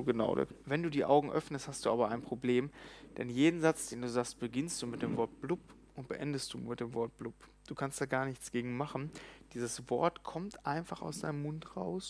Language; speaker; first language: German; native; German